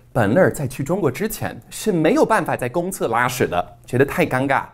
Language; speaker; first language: Chinese; non-native, fluent; English